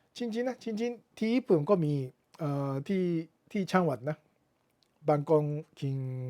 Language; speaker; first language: Thai; non-native, learner; Japanese